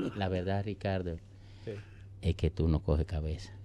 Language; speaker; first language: Spanish; native; Spanish